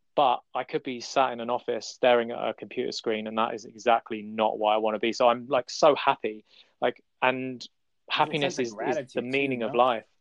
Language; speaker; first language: English; native; English